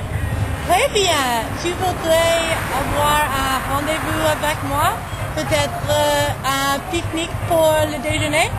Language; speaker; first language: French; non-native, learner; English